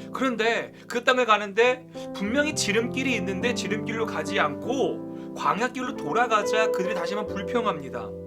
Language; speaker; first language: Korean; native; Korean